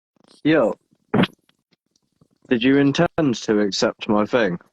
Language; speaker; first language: English; native; English